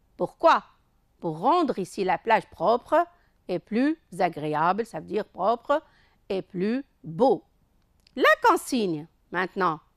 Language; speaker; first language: French; non-native, local second language; Arabic